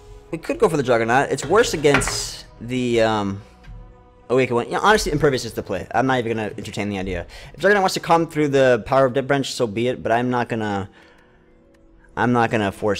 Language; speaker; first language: English; early bilingual, other home language; Spanish